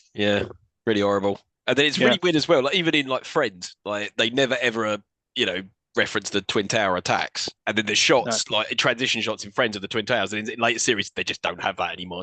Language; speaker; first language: English; native; English